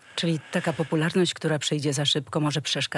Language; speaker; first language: Polish; native; Polish